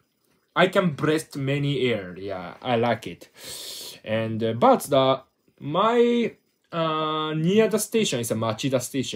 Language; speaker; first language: English; non-native, learner; Japanese